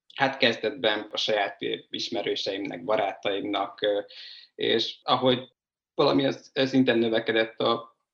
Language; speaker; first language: Hungarian; native; Hungarian